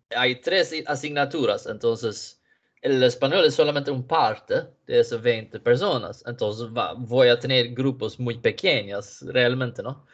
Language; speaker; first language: Spanish; non-native, learner; Swedish